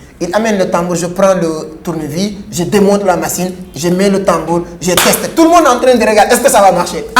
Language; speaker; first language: French; non-native, local second language; Wolof